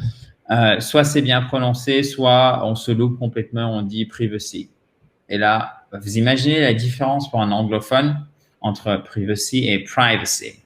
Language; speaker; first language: French; native; French